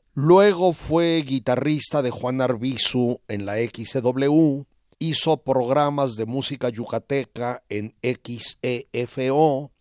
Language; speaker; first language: Spanish; native; Spanish